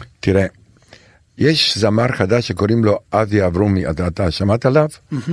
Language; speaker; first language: Hebrew; non-native, fluent; Romanian